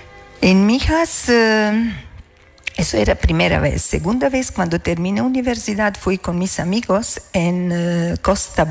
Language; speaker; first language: Spanish; non-native, learner; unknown